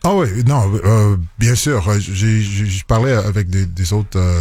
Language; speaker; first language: French; non-native, local second language; English